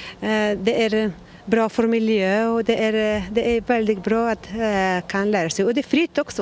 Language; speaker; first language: Swedish; non-native, learner; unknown